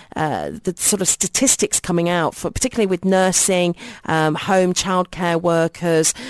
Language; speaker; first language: English; native; English